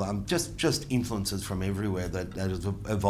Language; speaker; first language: English; non-native, local second language; Italian